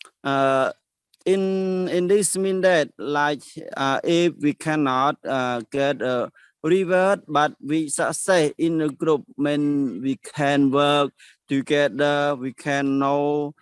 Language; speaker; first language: English; non-native, learner; Khmer